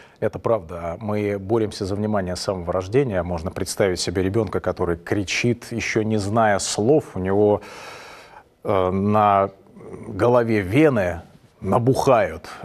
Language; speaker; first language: Russian; native; Russian